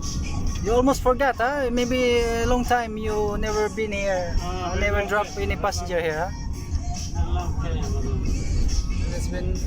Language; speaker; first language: English; non-native, learner; Filipino